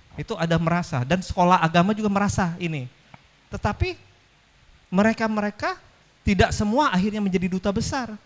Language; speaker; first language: Indonesian; native; Indonesian